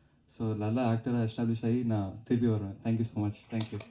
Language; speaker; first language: Tamil; non-native, local second language; Telugu